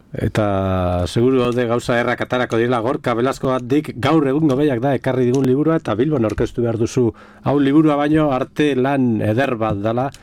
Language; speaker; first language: Basque; native; Basque